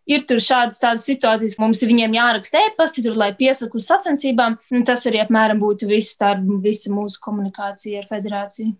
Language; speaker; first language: Latvian; native; Latvian